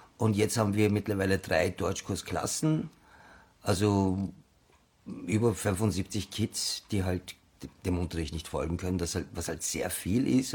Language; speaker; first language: German; early bilingual, other home language; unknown